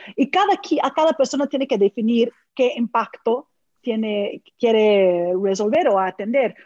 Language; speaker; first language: Spanish; non-native, fluent; English